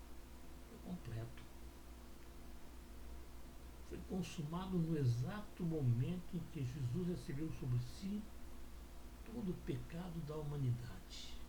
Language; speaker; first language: Portuguese; native; Portuguese